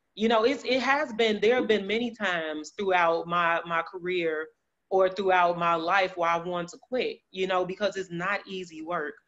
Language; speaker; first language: English; native; English